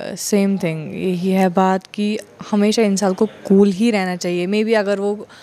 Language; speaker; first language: Hindi; non-native, local second language; Kashmiri